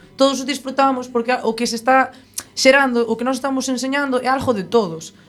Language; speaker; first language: Galician; non-native, local second language; Spanish